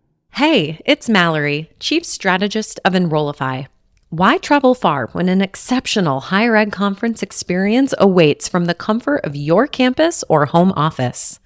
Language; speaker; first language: English; native; English